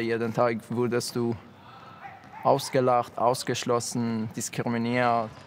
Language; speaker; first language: German; non-native, learner; Persian